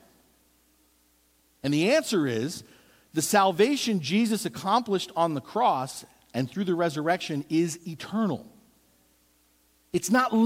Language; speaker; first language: English; native; English